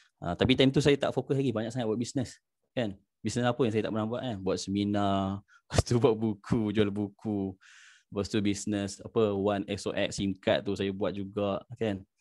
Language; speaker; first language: Malay; native; Malay